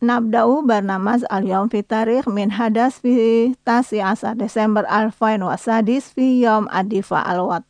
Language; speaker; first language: Arabic; non-native, learner; Indonesian